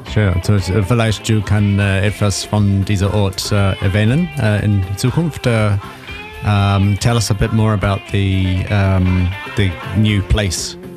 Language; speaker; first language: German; non-native, learner; English